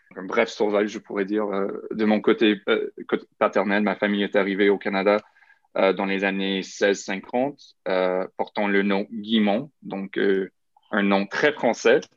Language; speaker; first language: French; non-native, local second language; English